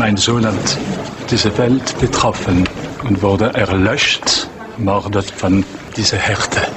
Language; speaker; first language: German; non-native, learner; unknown